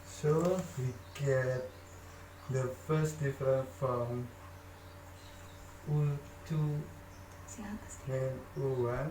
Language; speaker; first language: English; non-native, learner; Indonesian